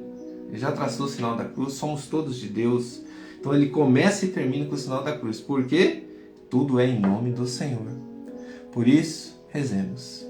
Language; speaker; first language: Portuguese; native; Portuguese